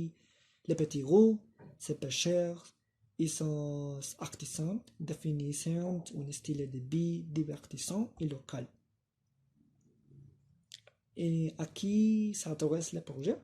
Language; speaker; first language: French; non-native, learner; Spanish